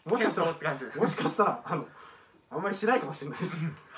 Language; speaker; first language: Japanese; native; Japanese